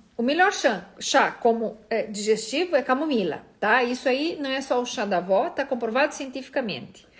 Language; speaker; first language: Portuguese; native; Portuguese